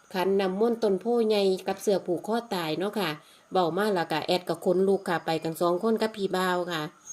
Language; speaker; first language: Thai; native; Thai